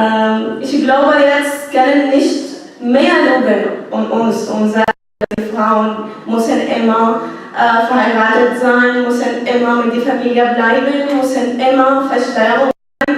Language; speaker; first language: German; non-native, learner; Arabic